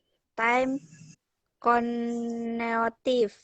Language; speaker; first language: English; non-native, learner; Indonesian